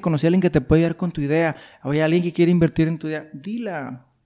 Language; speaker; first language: Spanish; native; Spanish